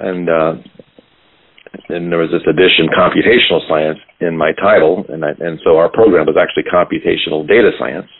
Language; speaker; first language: English; native; English